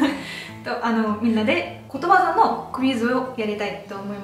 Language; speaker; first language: Japanese; non-native, fluent; Russian